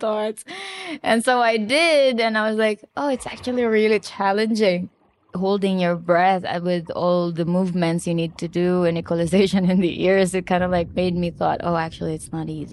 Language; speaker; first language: English; non-native, local second language; Cebuano